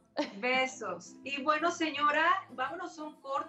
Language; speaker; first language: Spanish; native; Spanish